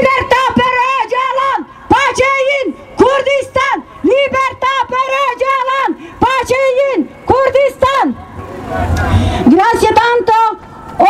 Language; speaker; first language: Italian; non-native, learner; Kurdish